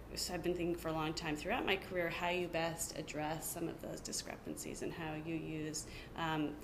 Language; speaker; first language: English; native; English